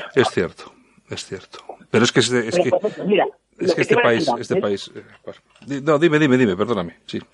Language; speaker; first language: Spanish; native; Spanish